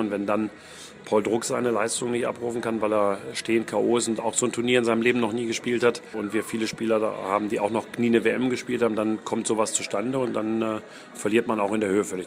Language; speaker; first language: German; native; German